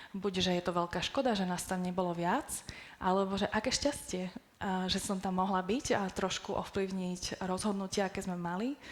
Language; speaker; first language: Slovak; native; Slovak